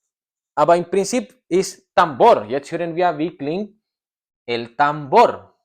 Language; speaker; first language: German; non-native, learner; Spanish